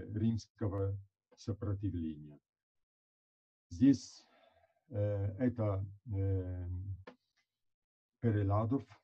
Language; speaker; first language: Russian; non-native, fluent; Italian